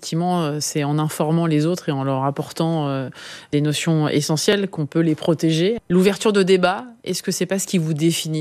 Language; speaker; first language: French; native; French